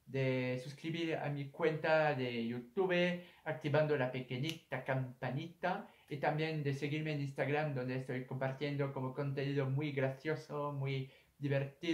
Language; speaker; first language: Spanish; non-native, fluent; French